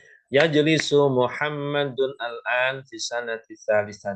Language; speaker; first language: Arabic; non-native, fluent; Indonesian